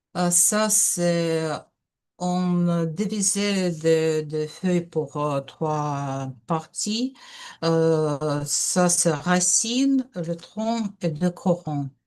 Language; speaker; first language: French; non-native, learner; Russian